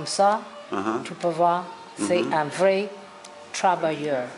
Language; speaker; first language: French; non-native, fluent; English